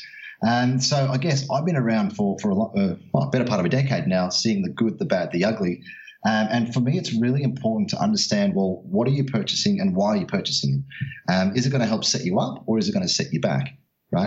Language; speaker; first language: English; native; English